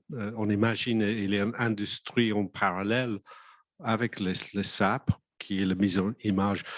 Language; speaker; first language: French; non-native, fluent; English